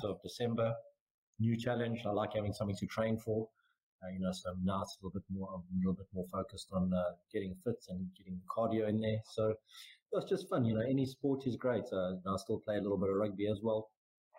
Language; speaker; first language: English; native; English